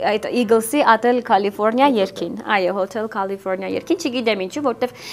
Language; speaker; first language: Armenian; early bilingual, heritage; Armenian